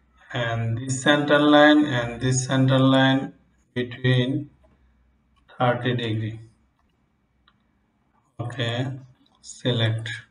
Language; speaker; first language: English; non-native, local second language; Bangla